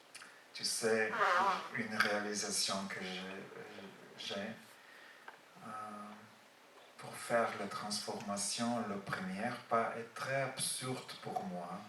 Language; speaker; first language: French; non-native, fluent; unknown